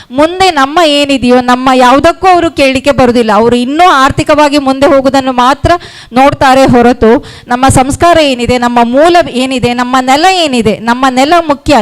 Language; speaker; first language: Kannada; non-native, local second language; Tulu